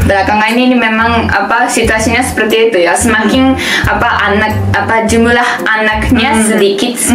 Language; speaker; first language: Indonesian; non-native, learner; Japanese